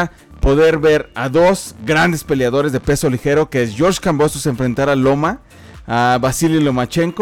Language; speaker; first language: Spanish; native; Spanish